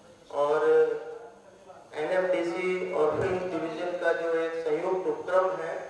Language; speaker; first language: Hindi; native; Hindi